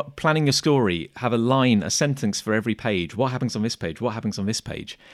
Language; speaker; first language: English; native; English